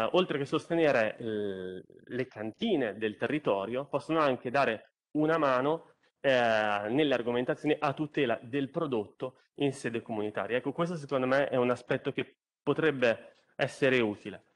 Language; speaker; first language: Italian; native; Italian